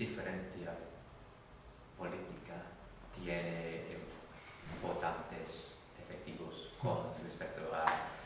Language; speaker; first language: Spanish; non-native, fluent; English